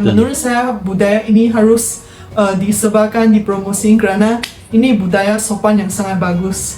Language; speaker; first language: Indonesian; non-native, fluent; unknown